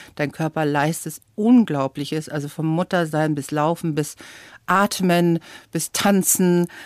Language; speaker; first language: German; early bilingual, other home language; English